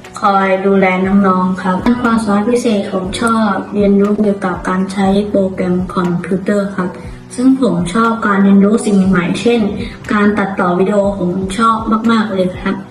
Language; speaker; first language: Thai; native; Thai